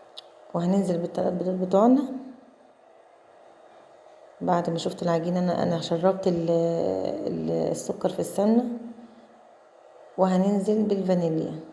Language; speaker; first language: Arabic; native; Arabic